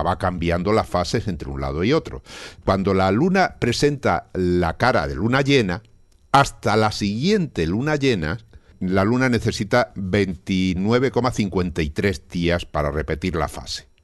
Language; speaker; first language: Spanish; native; Spanish